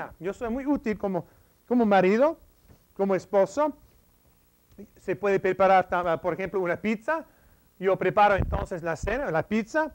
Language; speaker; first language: Spanish; non-native, fluent; English